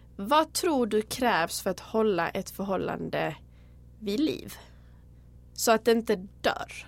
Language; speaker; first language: Swedish; native; Swedish